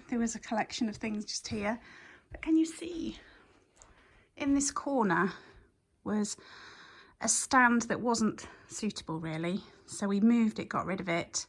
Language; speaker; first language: English; native; English